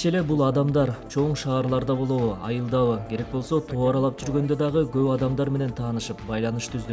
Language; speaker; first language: Kyrgyz; native; Kyrgyz